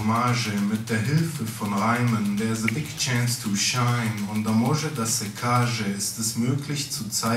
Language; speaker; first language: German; early bilingual, other home language; Croatian